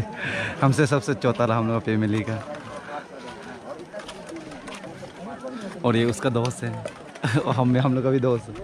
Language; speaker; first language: Hindi; non-native, local second language; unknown